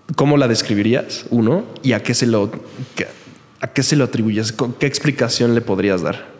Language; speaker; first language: Spanish; native; Spanish